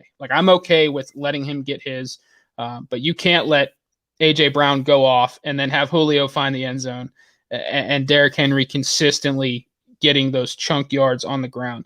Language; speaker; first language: English; native; English